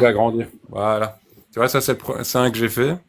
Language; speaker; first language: French; native; French